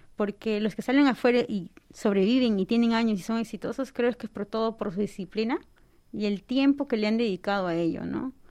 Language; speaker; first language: Spanish; native; Spanish